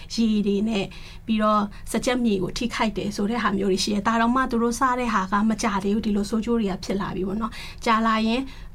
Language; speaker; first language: Burmese; non-native, local second language; Shan